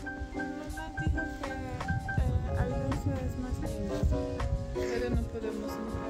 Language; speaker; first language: Spanish; non-native, fluent; Polish